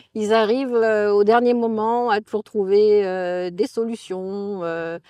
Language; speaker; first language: French; native; French